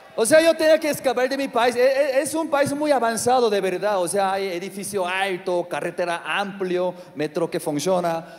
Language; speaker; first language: Spanish; non-native, learner; Korean